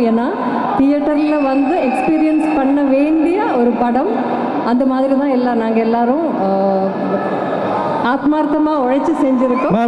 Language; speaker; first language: Tamil; non-native, fluent; Malayalam